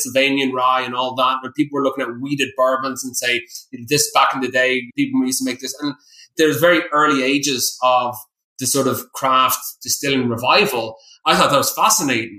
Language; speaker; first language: English; native; English